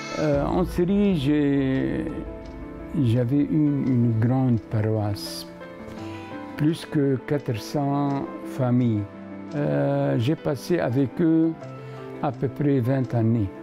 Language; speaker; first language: French; non-native, fluent; Arabic